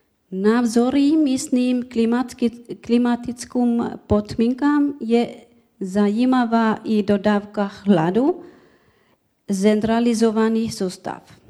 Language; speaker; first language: Czech; non-native, learner; Finnish